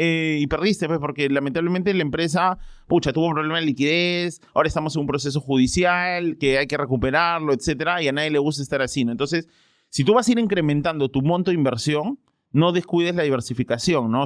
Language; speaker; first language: Spanish; native; Spanish